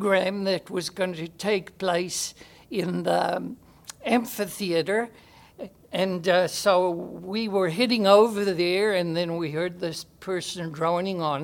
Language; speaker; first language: English; native; English